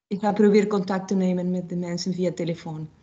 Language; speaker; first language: Dutch; non-native, fluent; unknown